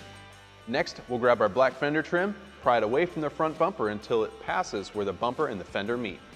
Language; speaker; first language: English; native; English